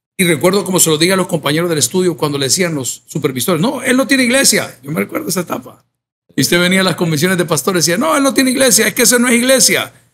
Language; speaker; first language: Spanish; native; Spanish